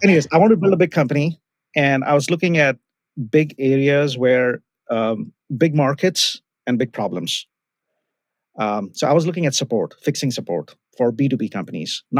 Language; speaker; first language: English; non-native, local second language; Hindi